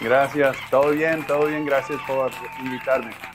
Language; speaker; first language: Spanish; non-native, learner; English